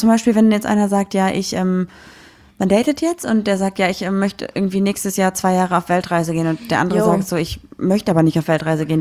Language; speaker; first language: German; native; German